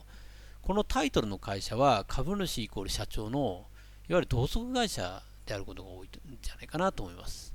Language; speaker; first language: Japanese; native; Japanese